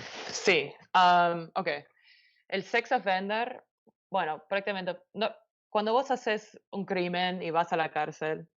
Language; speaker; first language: Spanish; early bilingual, heritage; Spanish